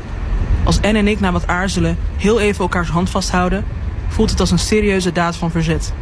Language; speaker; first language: Dutch; native; Dutch